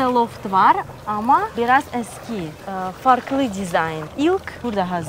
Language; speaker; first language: Turkish; non-native, learner; Russian